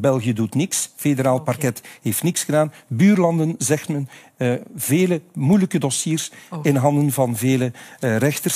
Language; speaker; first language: Dutch; native; Dutch